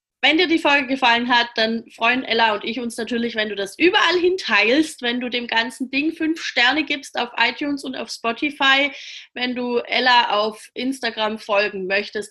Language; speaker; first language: German; native; German